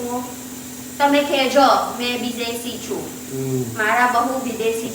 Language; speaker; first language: Gujarati; non-native, learner; Filipino